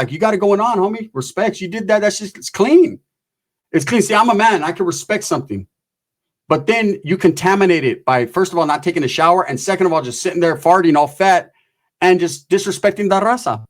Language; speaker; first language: English; native; English